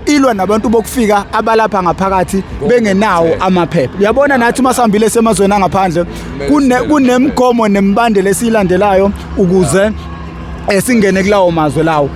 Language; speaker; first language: Zulu; native; Zulu